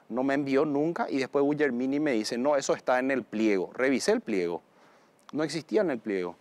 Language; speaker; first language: Spanish; native; Spanish